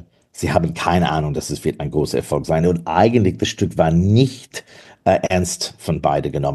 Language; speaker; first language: German; non-native, fluent; English